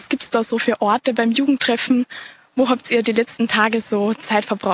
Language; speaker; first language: German; native; German